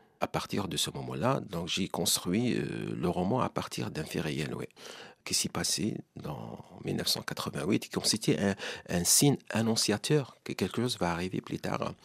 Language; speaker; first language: French; non-native, local second language; Arabic